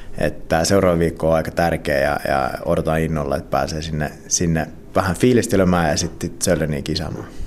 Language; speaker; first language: Finnish; non-native, local second language; Swedish